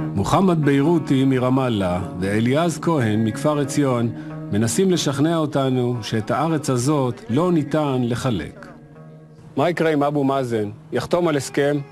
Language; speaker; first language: Hebrew; native; Hebrew